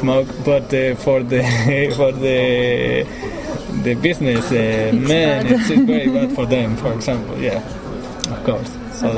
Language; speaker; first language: English; non-native, learner; Spanish